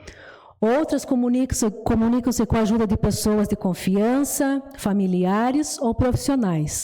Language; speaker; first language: Portuguese; native; Portuguese